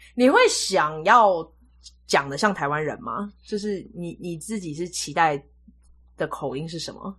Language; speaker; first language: Chinese; native; Chinese